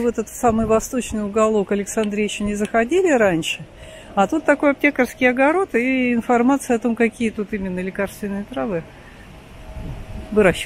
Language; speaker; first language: Russian; native; Russian